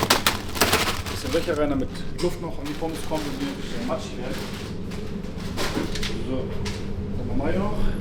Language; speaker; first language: German; native; German